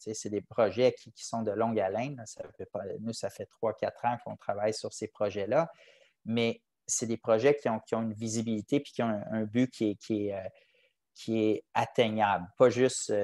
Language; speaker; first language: French; native; French